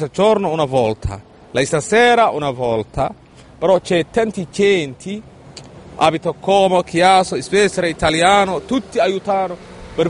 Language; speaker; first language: Italian; non-native, learner; Somali